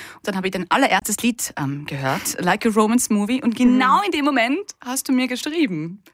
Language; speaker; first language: German; native; German